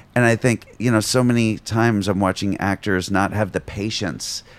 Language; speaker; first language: English; native; English